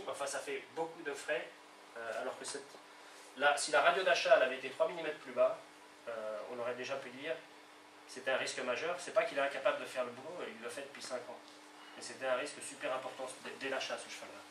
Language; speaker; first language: French; native; French